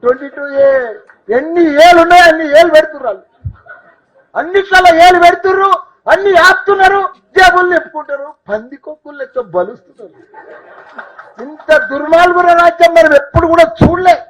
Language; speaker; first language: Telugu; native; Telugu